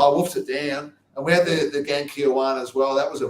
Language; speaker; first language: English; native; English